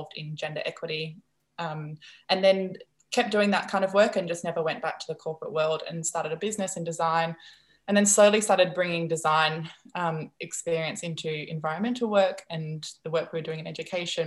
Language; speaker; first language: English; non-native, fluent; Dutch